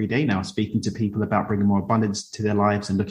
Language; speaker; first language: English; native; English